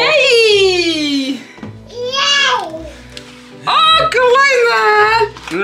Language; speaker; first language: Polish; native; Polish